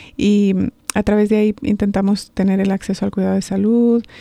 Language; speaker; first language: Spanish; native; Spanish